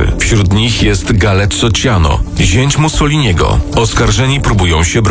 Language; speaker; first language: Polish; native; Polish